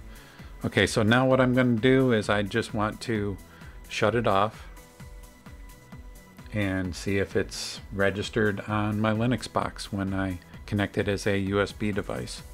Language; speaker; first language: English; native; English